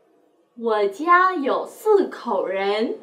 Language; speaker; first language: Chinese; non-native, fluent; Vietnamese